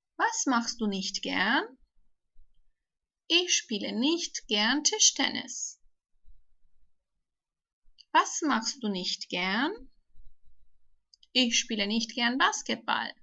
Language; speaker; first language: German; non-native, fluent; Turkish